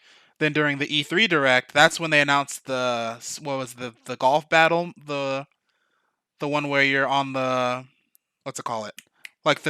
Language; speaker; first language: English; native; English